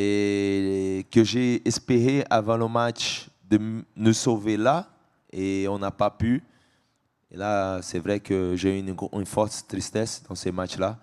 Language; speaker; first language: French; non-native, fluent; Portuguese